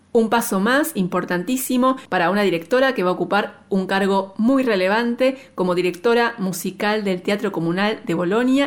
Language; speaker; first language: Spanish; native; Spanish